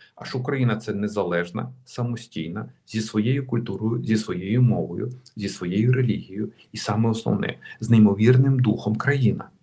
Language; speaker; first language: Ukrainian; native; Ukrainian